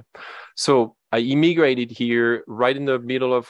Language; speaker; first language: English; non-native, fluent; French